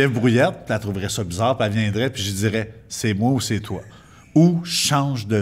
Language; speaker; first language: French; native; French